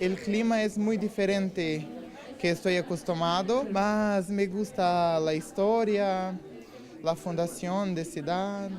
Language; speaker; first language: Spanish; non-native, learner; Portuguese